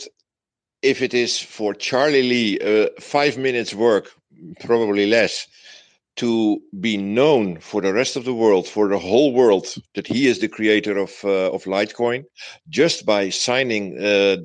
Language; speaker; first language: English; non-native, fluent; Dutch